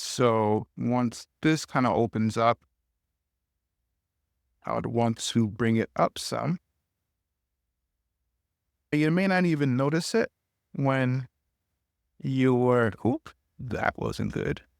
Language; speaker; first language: English; native; English